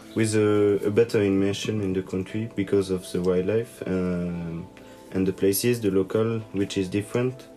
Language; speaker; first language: English; non-native, learner; French